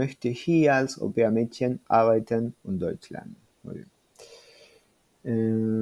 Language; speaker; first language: German; non-native, fluent; Spanish